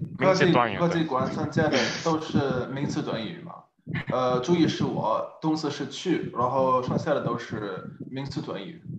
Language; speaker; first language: Chinese; non-native, fluent; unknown